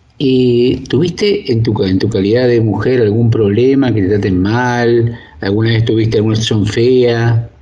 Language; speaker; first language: Spanish; native; Spanish